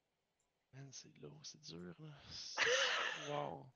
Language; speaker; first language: French; native; French